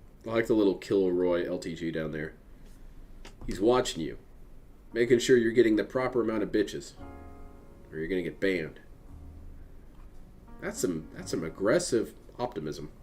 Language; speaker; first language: English; native; English